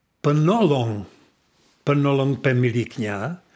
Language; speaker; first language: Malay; non-native, learner; Czech